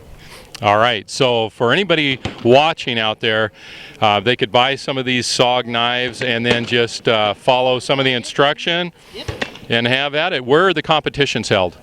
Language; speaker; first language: English; native; English